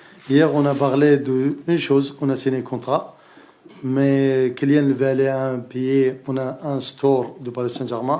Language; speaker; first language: French; non-native, learner; Arabic